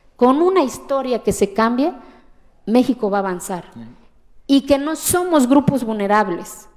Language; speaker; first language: Spanish; non-native, local second language; Zapotec